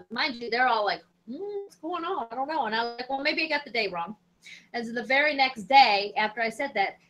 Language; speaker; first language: English; native; English